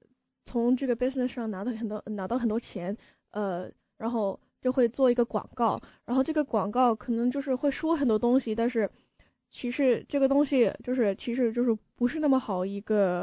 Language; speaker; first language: Chinese; early bilingual, heritage; Chinese